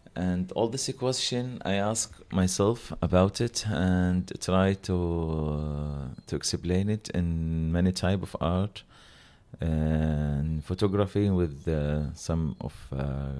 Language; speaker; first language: English; non-native, learner; Arabic